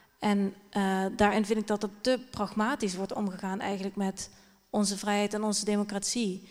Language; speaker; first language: Dutch; native; Dutch